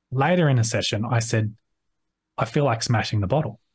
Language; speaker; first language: English; native; English